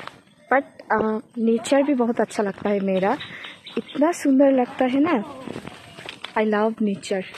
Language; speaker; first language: Hindi; non-native, local second language; Bangla